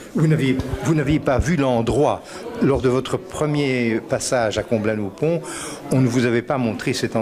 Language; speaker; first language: French; native; French